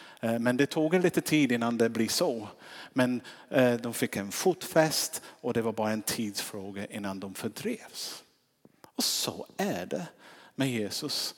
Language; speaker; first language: Swedish; non-native, fluent; English